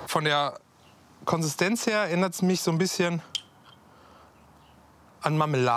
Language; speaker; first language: German; native; German